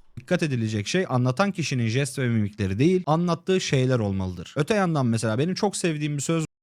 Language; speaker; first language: Turkish; native; Turkish